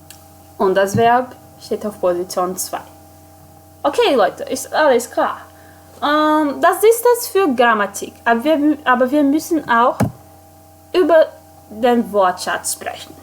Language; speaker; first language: German; non-native, fluent; Portuguese